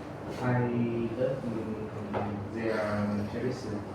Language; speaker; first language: English; non-native, learner; Chinese